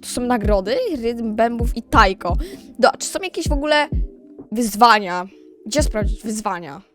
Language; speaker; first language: Polish; native; Polish